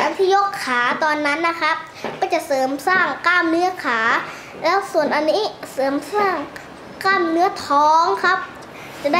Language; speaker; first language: Thai; native; Thai